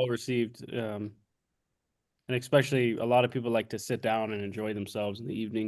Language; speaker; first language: English; native; English